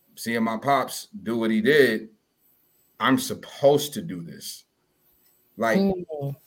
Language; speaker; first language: English; early bilingual, other home language; Yoruba